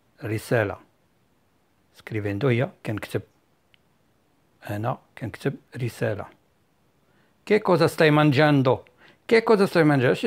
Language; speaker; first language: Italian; non-native, fluent; Arabic